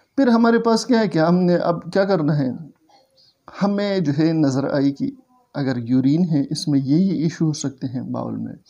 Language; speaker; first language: Hindi; native; Hindi